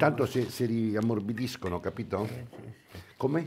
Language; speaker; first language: Italian; native; Italian